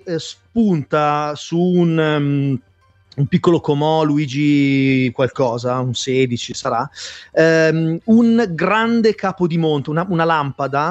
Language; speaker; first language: Italian; native; Italian